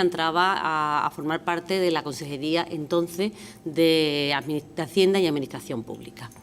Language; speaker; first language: Spanish; native; Spanish